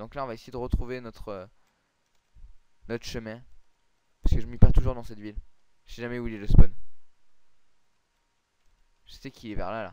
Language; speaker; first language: French; native; French